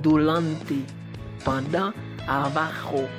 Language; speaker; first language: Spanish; non-native, fluent; Haitian Creole